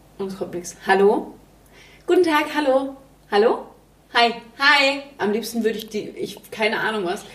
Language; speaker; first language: German; native; German